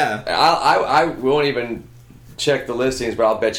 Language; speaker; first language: English; native; English